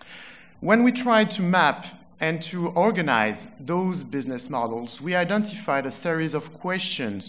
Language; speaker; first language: English; non-native, fluent; French